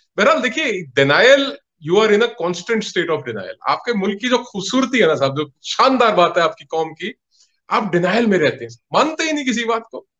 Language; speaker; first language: Hindi; native; Hindi